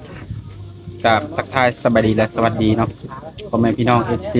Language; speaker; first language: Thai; non-native, local second language; Northeastern Thai